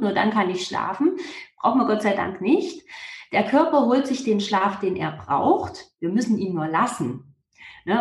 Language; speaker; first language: German; native; German